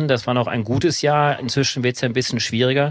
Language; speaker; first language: German; native; German